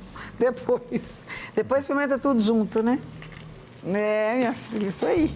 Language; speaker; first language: Portuguese; native; Portuguese